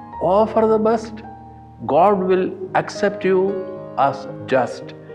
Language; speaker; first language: English; non-native, local second language; Malayalam